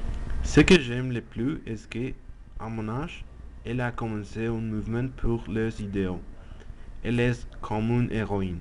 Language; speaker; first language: French; non-native, learner; Spanish